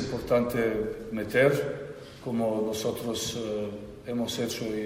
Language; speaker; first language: Spanish; non-native, learner; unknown